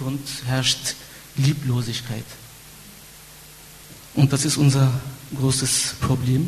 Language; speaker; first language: German; non-native, fluent; Turkish